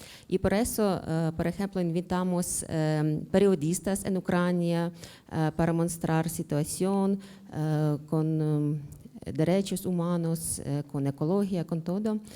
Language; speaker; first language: Spanish; non-native, learner; Ukrainian